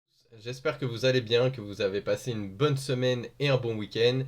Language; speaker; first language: French; native; French